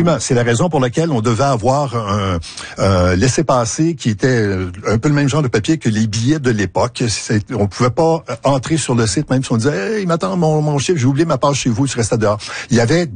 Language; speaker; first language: French; native; French